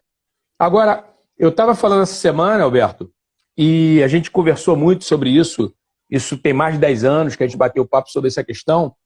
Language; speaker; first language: Portuguese; native; Portuguese